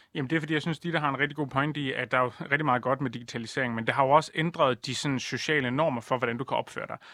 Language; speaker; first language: Danish; native; Danish